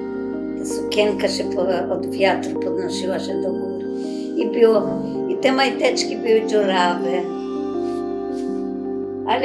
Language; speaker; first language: Polish; early bilingual, other home language; Macedonian